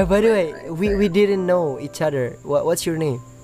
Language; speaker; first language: English; non-native, learner; Indonesian